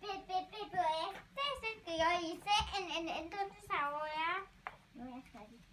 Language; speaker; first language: Spanish; early bilingual, other home language; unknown